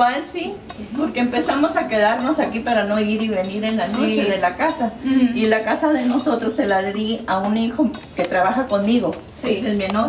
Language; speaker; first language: Spanish; native; Spanish